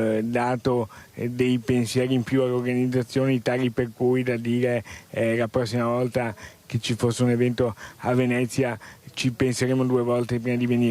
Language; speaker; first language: Italian; native; Italian